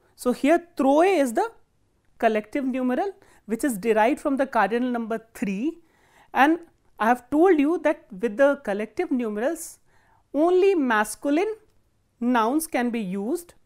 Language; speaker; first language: English; non-native, local second language; Hindi